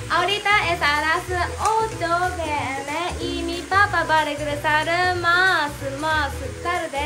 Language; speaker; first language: Spanish; non-native, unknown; Japanese